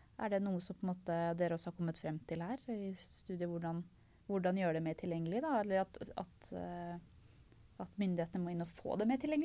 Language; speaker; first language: Norwegian; native; Norwegian